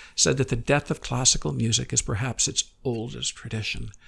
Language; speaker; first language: English; native; English